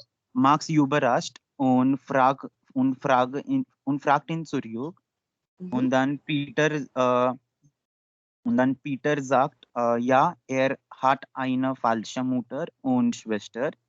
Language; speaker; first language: German; non-native, learner; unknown